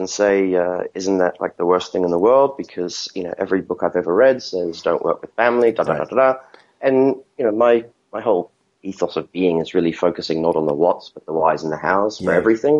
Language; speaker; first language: English; native; English